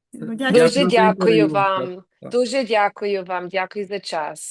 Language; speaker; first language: Ukrainian; early bilingual, heritage; Ukrainian